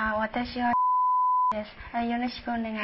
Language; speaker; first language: Japanese; non-native, learner; Chinese